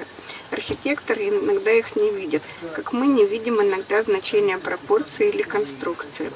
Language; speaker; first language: Russian; native; Russian